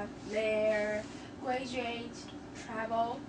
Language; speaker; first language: English; non-native, local second language; Chinese